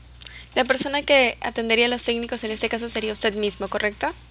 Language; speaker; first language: Spanish; native; Spanish